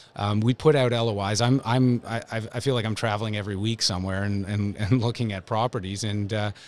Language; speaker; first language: English; native; English